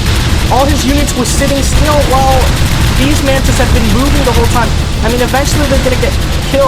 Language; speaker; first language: English; native; English